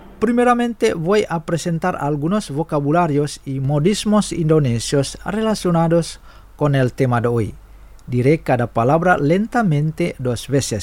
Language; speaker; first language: Spanish; non-native, fluent; Indonesian